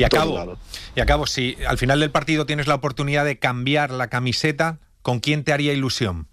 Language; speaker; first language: Spanish; native; Spanish